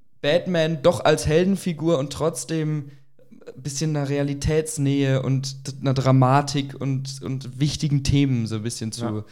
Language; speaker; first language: German; native; German